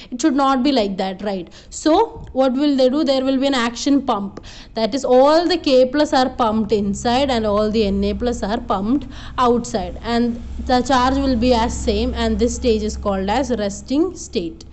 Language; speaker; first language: English; non-native, local second language; Malayalam